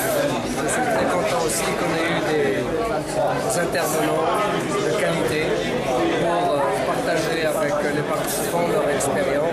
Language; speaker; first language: French; non-native, local second language; Arabic